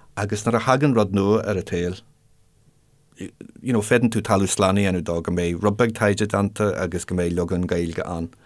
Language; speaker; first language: Irish; non-native, local second language; English